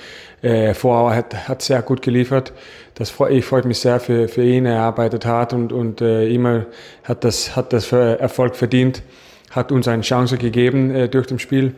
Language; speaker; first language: German; non-native, fluent; Danish